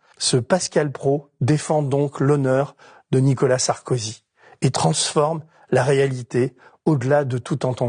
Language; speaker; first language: French; native; French